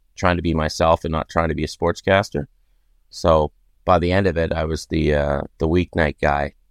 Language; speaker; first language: English; native; English